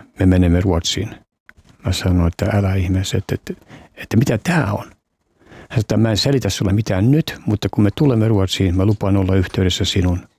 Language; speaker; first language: Finnish; native; Finnish